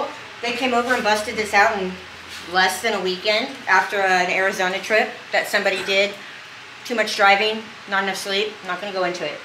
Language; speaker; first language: English; native; English